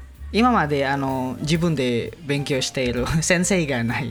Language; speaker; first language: Japanese; non-native, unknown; Indonesian